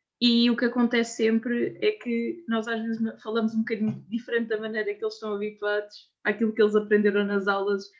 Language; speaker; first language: Portuguese; native; Portuguese